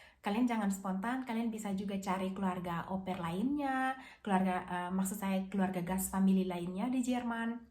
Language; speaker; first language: Indonesian; native; Indonesian